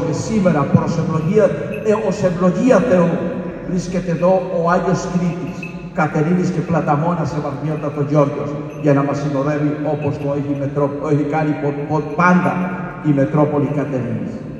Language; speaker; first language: Greek; non-native, fluent; Spanish